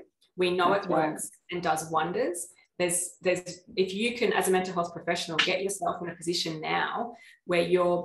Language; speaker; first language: English; native; English